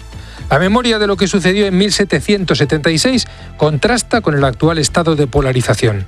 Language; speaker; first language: Spanish; native; Spanish